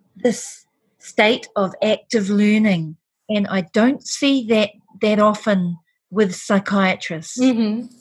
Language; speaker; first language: English; native; English